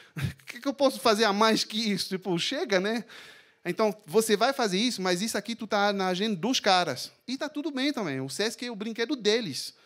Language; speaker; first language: Portuguese; non-native, fluent; French